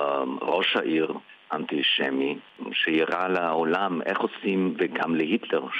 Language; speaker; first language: Hebrew; early bilingual, heritage; Hebrew